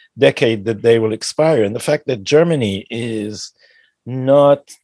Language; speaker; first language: English; non-native, fluent; Hebrew